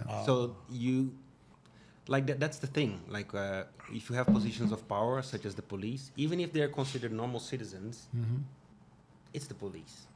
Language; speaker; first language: English; non-native, fluent; Portuguese